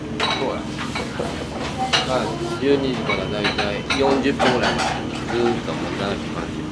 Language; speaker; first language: Japanese; native; Japanese